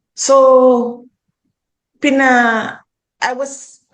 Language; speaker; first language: English; non-native, local second language; Filipino